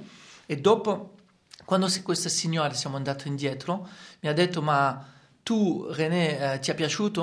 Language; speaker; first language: Italian; non-native, fluent; French